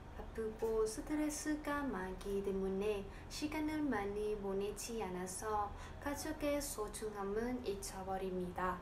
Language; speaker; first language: Korean; non-native, learner; Vietnamese